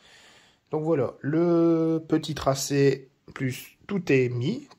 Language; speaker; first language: French; native; French